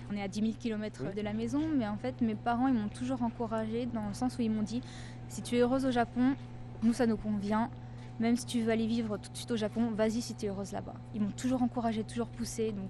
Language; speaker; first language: French; native; French